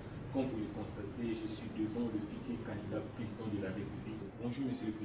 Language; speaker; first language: French; non-native, local second language; Lingala